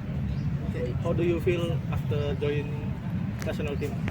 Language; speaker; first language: English; non-native, learner; Indonesian